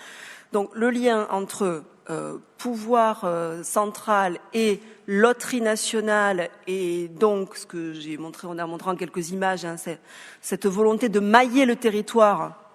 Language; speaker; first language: French; native; French